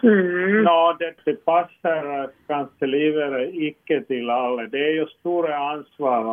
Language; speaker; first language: Swedish; non-native, local second language; Finnish